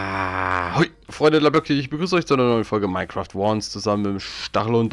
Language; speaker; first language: German; native; German